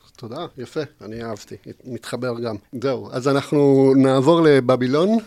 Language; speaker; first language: Hebrew; non-native, fluent; Spanish